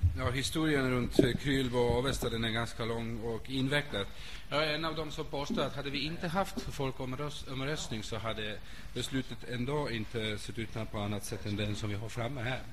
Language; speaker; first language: Swedish; non-native, fluent; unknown